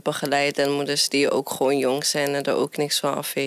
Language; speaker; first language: Dutch; non-native, fluent; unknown